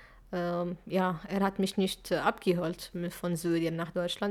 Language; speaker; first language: German; non-native, fluent; Arabic